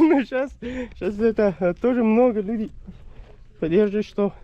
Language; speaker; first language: Russian; non-native, learner; Pashto